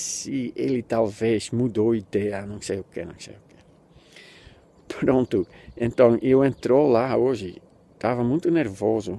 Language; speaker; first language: Portuguese; non-native, fluent; Dutch